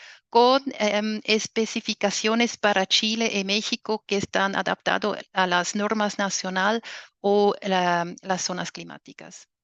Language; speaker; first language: Spanish; non-native, fluent; German